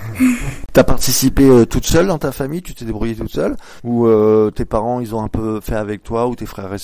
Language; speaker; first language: French; native; French